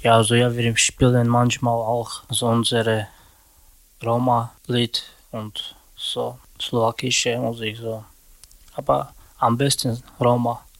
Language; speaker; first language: German; non-native, learner; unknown